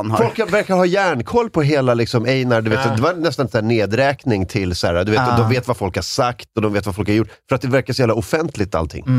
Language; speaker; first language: Swedish; native; Swedish